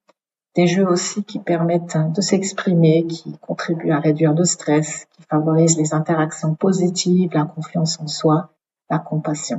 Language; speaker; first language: French; native; French